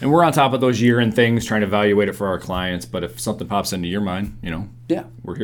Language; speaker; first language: English; native; English